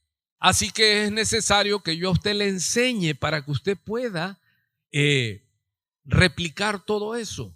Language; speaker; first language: Spanish; native; Spanish